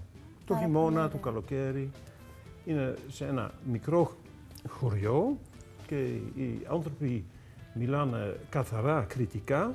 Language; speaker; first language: Greek; non-native, learner; Dutch